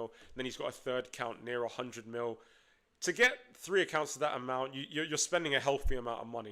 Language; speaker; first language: English; native; English